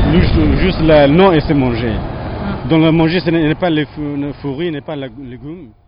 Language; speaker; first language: French; non-native, learner; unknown